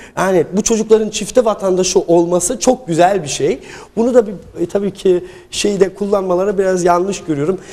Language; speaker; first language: Turkish; early bilingual, heritage; Turkish